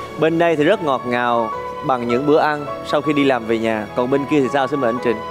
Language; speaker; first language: Vietnamese; native; Vietnamese